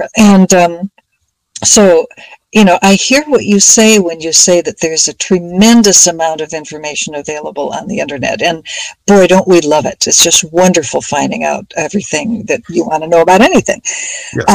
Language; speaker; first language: English; native; English